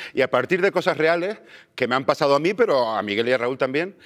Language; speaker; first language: Spanish; native; Spanish